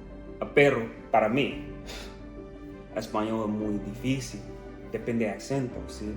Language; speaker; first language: Spanish; non-native, learner; English